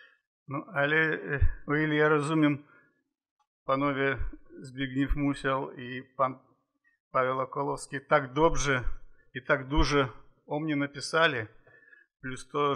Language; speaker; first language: Polish; non-native, fluent; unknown